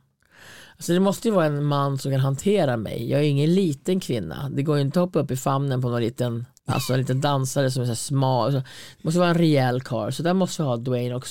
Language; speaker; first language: Swedish; native; Swedish